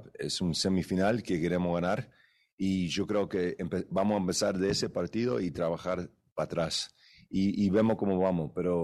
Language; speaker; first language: Spanish; early bilingual, heritage; English